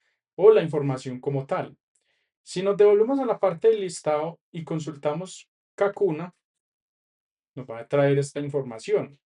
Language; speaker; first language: Spanish; native; Spanish